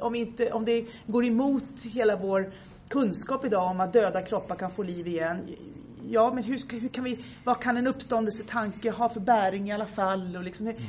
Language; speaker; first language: Swedish; native; Swedish